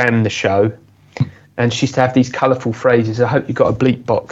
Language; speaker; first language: English; native; English